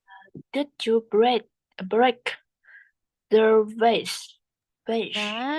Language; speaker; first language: English; non-native, learner; Vietnamese